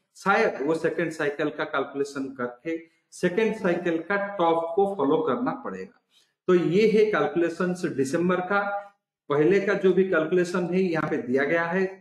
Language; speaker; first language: Hindi; non-native, local second language; Odia